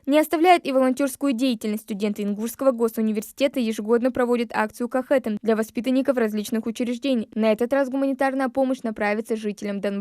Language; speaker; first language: Russian; native; Russian